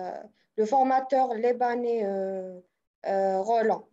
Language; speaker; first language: French; non-native, local second language; Arabic